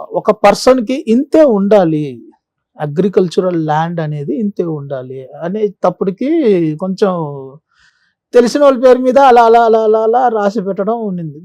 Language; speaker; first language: Telugu; native; Telugu